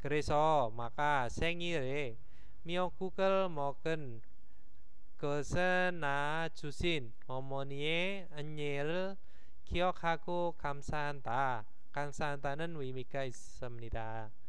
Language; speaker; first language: Korean; non-native, fluent; Indonesian